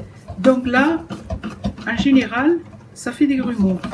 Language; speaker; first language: French; native; French